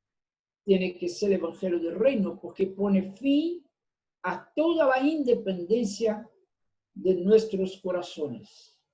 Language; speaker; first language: Spanish; non-native, fluent; Portuguese